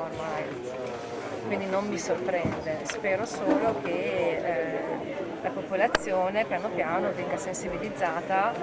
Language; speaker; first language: Italian; native; Italian